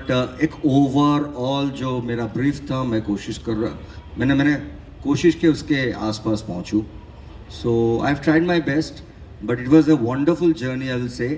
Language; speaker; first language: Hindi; non-native, local second language; Bangla